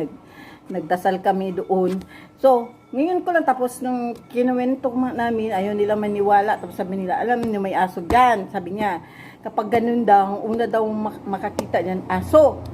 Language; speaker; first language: Filipino; non-native, local second language; Cebuano